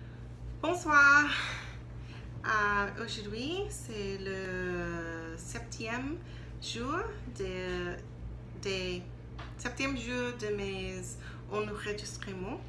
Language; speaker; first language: French; non-native, learner; English